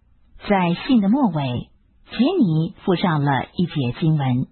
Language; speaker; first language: Chinese; native; Chinese